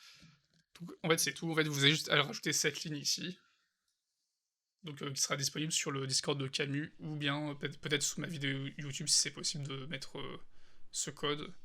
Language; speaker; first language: French; native; French